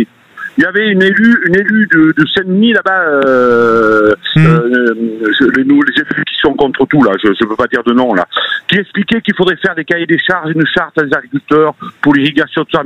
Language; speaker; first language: French; native; French